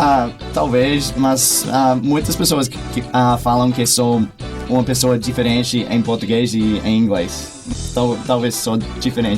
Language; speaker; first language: Portuguese; non-native, fluent; English